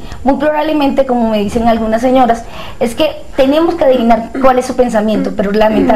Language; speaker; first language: Spanish; native; Spanish